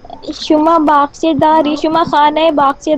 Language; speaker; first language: Persian; non-native, learner; Urdu